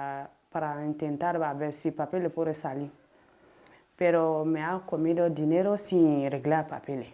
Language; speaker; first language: Spanish; non-native, learner; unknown